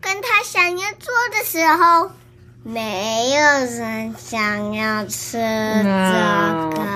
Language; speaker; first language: Chinese; early bilingual, heritage; Chinese